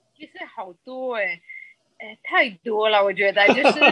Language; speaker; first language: Chinese; non-native, fluent; Spanish